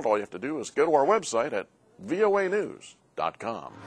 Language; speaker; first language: English; native; English